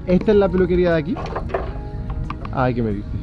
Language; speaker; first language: Spanish; native; Spanish